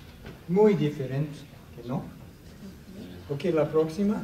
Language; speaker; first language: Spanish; non-native, fluent; English